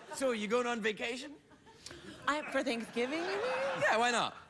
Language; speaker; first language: English; native; English